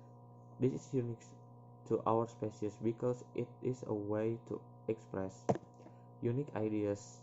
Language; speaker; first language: English; non-native, learner; Indonesian